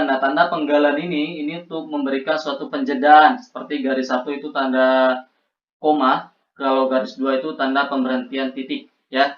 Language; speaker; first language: Indonesian; native; Indonesian